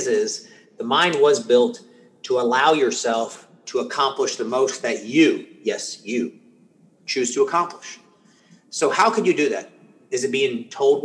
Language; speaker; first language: English; early bilingual, other home language; Spanish